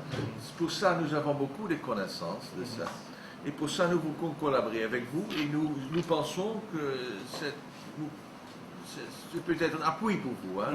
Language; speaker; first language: French; non-native, learner; Dutch